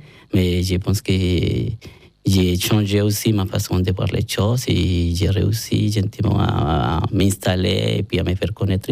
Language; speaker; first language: French; non-native, learner; Spanish